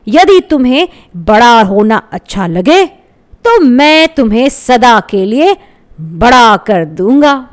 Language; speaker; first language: Hindi; non-native, local second language; Bangla